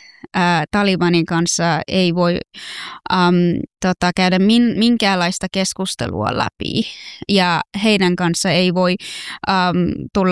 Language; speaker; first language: Finnish; non-native, fluent; Persian